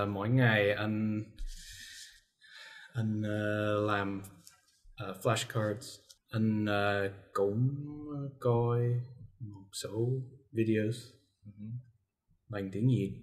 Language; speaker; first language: Vietnamese; non-native, learner; English